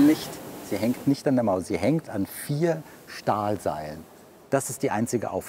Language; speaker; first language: German; native; German